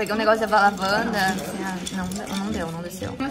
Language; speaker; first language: Portuguese; native; Portuguese